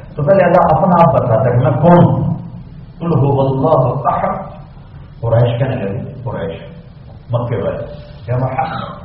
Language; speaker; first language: Urdu; non-native, local second language; Punjabi